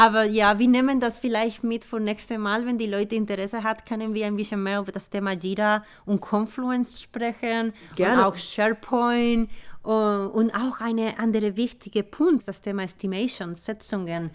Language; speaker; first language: German; non-native, fluent; Spanish